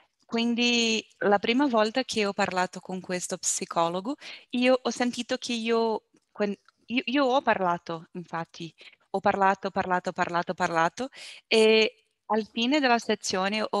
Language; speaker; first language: Italian; non-native, learner; Portuguese